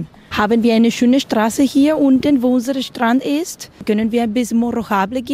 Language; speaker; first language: German; non-native, learner; Spanish